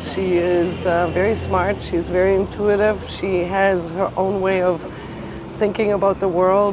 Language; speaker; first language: English; non-native, fluent; German